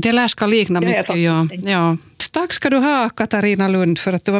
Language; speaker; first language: Swedish; native; Swedish